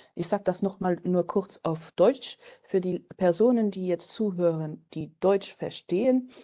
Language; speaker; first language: German; non-native, fluent; French